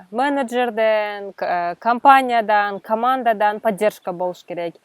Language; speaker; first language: Russian; non-native, local second language; Kyrgyz